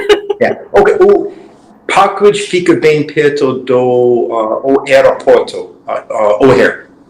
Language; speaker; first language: Portuguese; non-native, learner; English